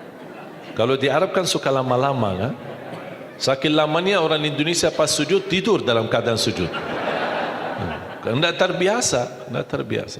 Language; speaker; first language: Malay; non-native, fluent; Arabic